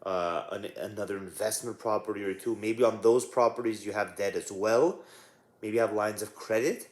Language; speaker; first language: English; native; English